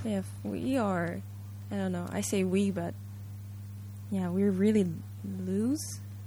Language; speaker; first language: English; early bilingual, other home language; Japanese